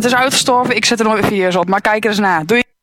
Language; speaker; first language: Dutch; native; Dutch